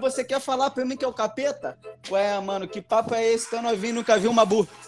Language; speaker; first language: Portuguese; native; Portuguese